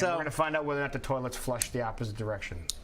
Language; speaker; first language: English; native; English